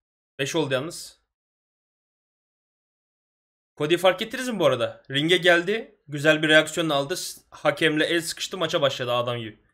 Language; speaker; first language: Turkish; native; Turkish